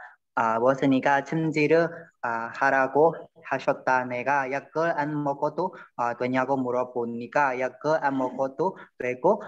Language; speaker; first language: Korean; non-native, learner; Burmese